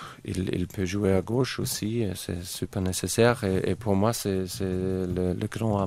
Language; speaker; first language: French; non-native, fluent; German